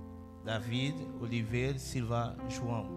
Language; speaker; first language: Portuguese; non-native, learner; Haitian Creole